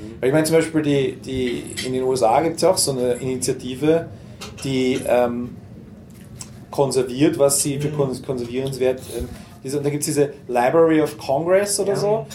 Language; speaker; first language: German; native; German